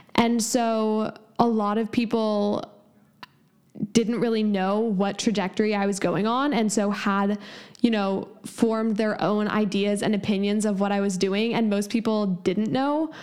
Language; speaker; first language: English; native; English